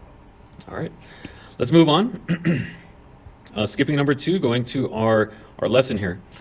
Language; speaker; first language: English; native; English